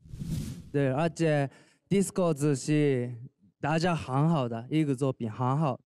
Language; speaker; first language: Chinese; non-native, learner; Japanese